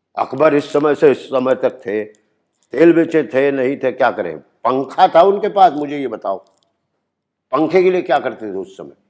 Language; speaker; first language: Hindi; native; Hindi